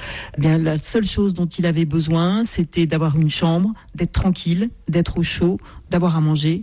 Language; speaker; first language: French; native; French